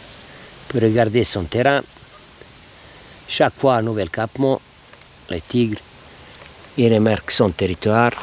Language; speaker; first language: French; non-native, learner; Serbian